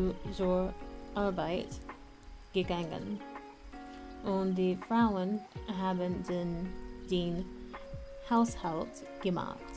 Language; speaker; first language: German; non-native, learner; English